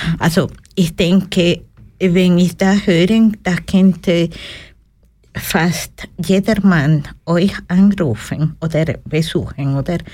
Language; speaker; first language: German; non-native, learner; Spanish